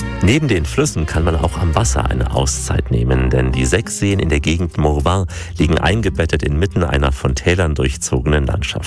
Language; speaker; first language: German; native; German